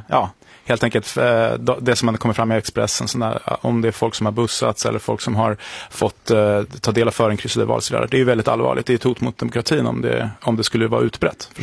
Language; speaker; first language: Swedish; native; Swedish